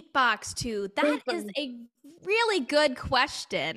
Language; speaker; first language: English; native; English